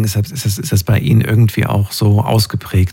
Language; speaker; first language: German; native; German